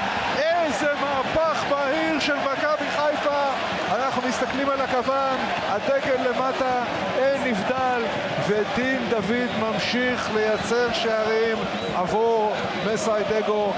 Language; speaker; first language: Hebrew; native; Hebrew